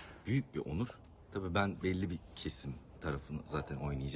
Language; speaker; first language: Turkish; native; Turkish